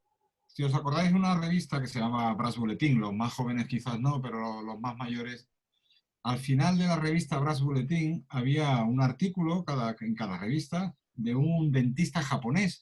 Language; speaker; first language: Spanish; native; Spanish